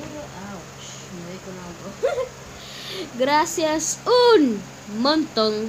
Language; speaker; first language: Spanish; early bilingual, heritage; English